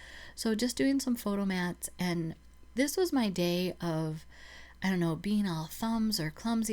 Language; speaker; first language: English; native; English